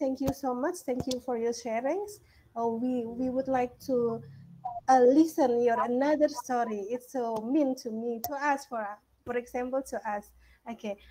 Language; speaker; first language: English; non-native, learner; Indonesian